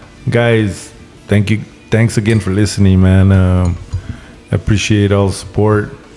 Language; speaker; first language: English; early bilingual, other home language; Spanish